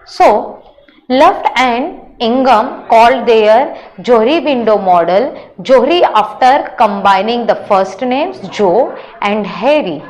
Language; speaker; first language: English; non-native, local second language; Hindi